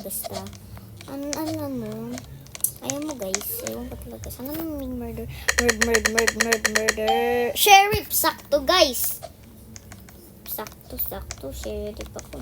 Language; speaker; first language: Filipino; early bilingual, heritage; Filipino